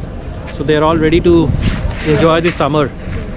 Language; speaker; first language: English; non-native, local second language; Hindi